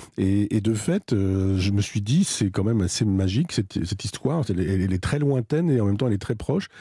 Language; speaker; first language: French; native; French